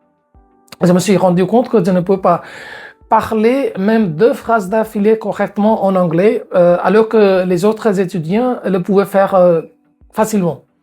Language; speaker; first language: French; non-native, fluent; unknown